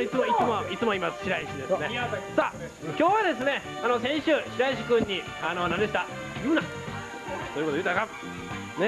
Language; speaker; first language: Japanese; native; Japanese